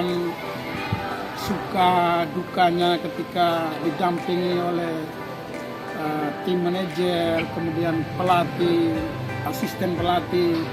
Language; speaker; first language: Indonesian; native; Indonesian